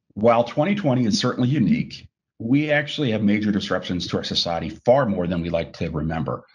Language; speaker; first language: English; native; English